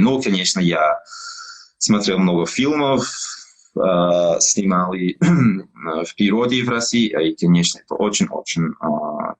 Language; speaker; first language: Russian; non-native, learner; English